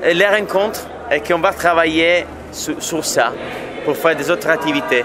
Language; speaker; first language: French; non-native, fluent; Italian